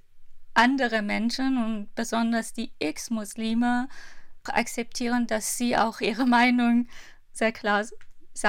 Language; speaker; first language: German; non-native, fluent; Persian